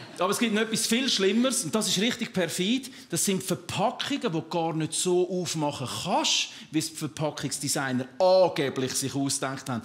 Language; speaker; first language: German; native; German